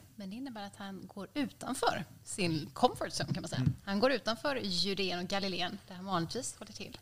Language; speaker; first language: Swedish; native; Swedish